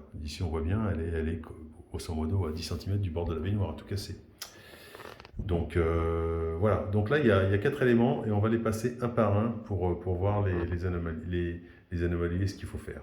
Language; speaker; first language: French; native; French